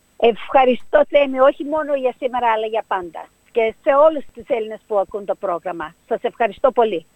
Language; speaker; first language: Greek; early bilingual, heritage; Greek